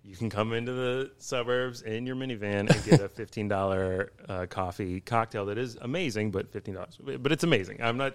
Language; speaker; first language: English; native; English